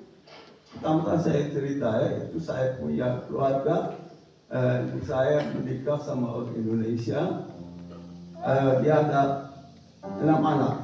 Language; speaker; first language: Indonesian; non-native, fluent; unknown